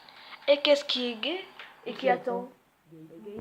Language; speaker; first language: French; native; French